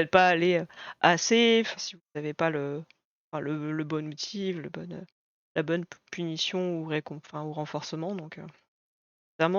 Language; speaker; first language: French; native; French